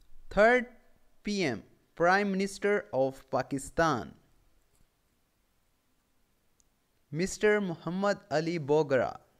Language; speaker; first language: English; non-native, local second language; Urdu